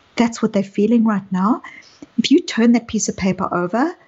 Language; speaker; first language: English; native; English